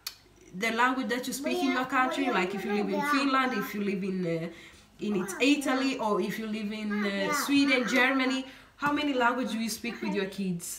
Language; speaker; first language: English; non-native, fluent; Swahili